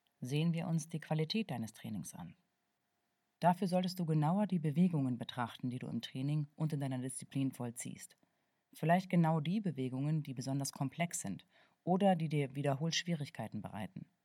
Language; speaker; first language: German; native; German